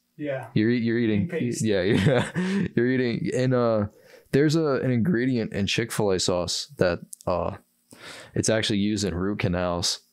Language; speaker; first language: English; native; English